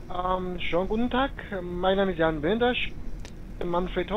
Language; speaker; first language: German; non-native, learner; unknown